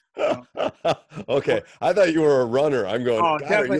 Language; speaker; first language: English; native; English